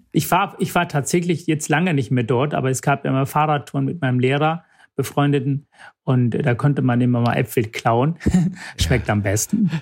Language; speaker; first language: German; early bilingual, other home language; Tamil